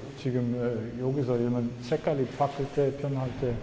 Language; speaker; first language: Korean; non-native, learner; German